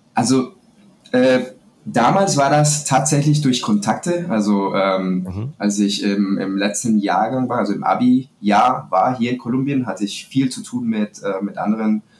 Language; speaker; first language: German; non-native, fluent; Spanish